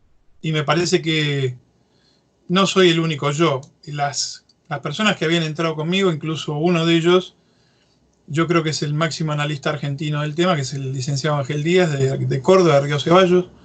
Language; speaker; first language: Spanish; native; Spanish